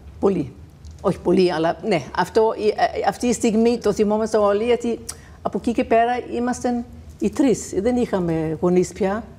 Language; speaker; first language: Greek; non-native, fluent; Danish